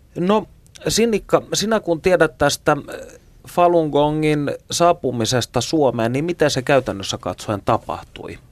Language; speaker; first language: Finnish; native; Finnish